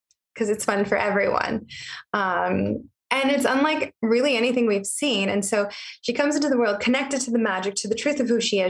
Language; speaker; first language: English; native; English